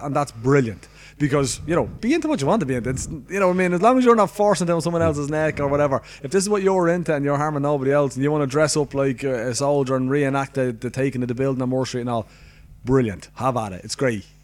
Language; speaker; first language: English; native; English